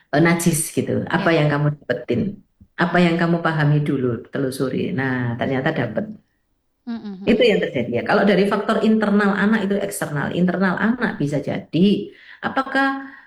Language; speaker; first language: Indonesian; native; Indonesian